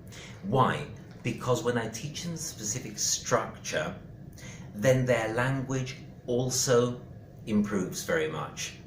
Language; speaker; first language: English; non-native, fluent; Greek